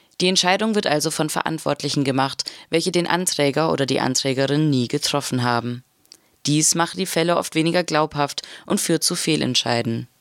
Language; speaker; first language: German; native; German